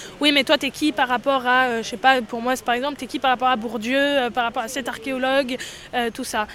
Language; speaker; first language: French; native; French